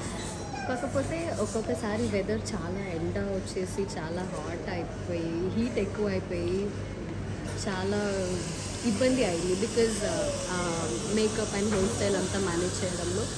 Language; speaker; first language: Telugu; native; Telugu